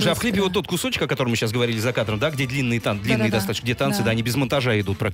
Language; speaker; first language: Russian; native; Russian